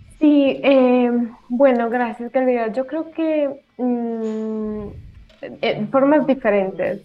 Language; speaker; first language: Spanish; non-native, fluent; Italian